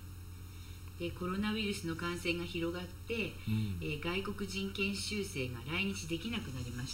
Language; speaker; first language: Japanese; native; Japanese